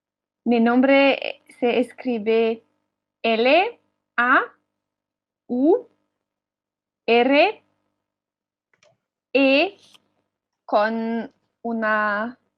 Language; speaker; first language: Spanish; non-native, learner; French